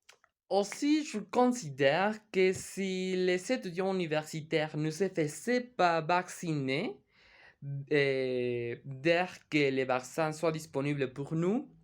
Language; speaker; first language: French; non-native, learner; Spanish